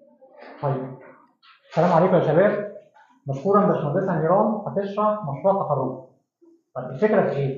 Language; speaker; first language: Arabic; native; Arabic